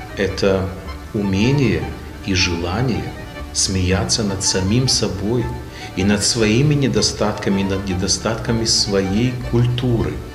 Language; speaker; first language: Russian; non-native, local second language; Yiddish